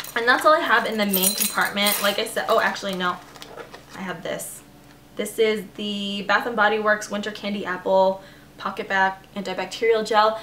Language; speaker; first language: English; native; English